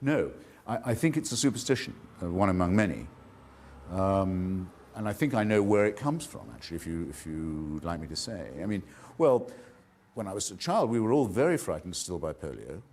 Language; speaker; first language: English; native; English